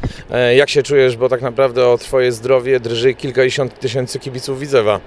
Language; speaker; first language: Polish; native; Polish